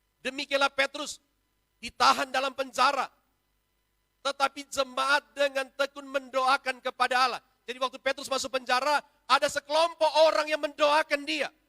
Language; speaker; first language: Indonesian; native; Indonesian